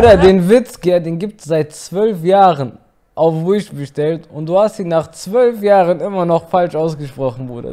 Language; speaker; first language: German; native; German